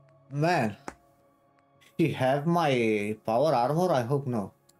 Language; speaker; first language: English; non-native, fluent; Romanian